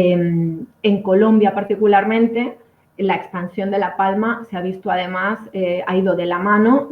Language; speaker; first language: Spanish; native; Spanish